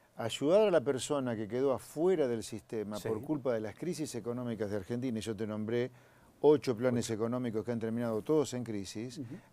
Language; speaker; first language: Spanish; native; Spanish